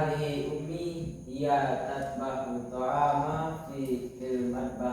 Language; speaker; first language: Arabic; non-native, learner; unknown